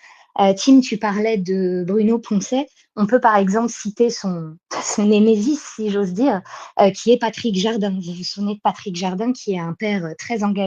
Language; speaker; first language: French; native; French